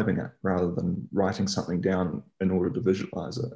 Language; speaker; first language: English; native; English